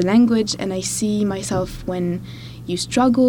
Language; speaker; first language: English; non-native, fluent; French